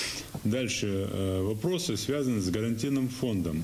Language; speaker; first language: Russian; native; Russian